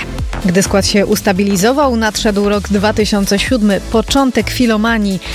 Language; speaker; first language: Polish; native; Polish